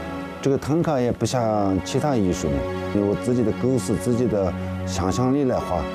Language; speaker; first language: Chinese; non-native, local second language; Tibetan